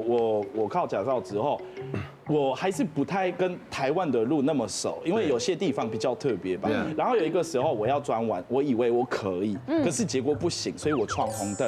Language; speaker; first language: Chinese; non-native, fluent; French